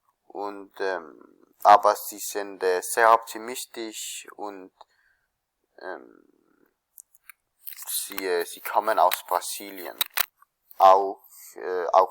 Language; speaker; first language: German; non-native, learner; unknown